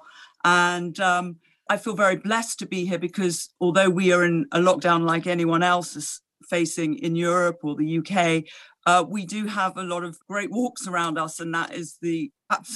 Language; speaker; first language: English; native; English